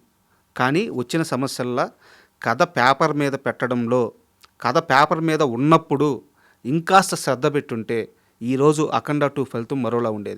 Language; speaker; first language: Telugu; native; Telugu